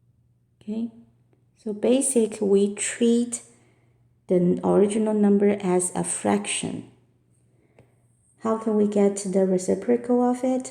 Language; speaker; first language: English; non-native, fluent; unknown